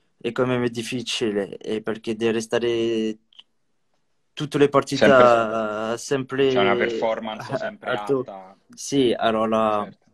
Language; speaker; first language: Italian; non-native, learner; French